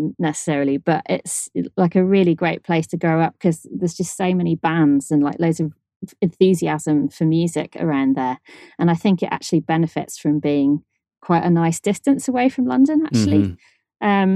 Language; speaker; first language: English; native; English